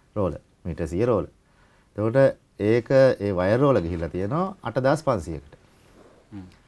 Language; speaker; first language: Sinhala; native; Sinhala